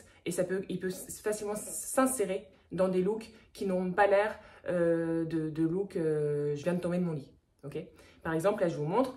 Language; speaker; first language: French; native; French